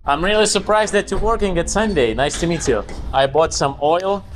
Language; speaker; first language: English; non-native, fluent; Lithuanian